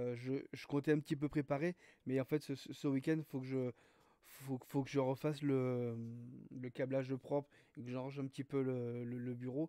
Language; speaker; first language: French; native; French